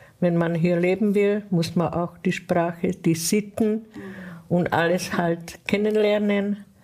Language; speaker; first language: German; non-native, fluent; Czech